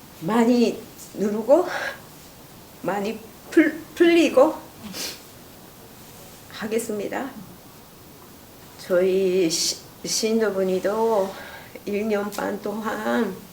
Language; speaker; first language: Korean; non-native, learner; Japanese